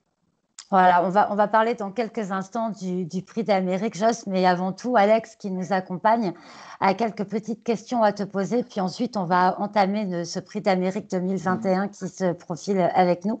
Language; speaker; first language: French; native; French